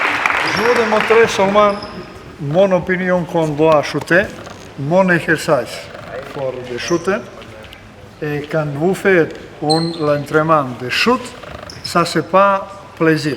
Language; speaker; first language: French; non-native, learner; Serbian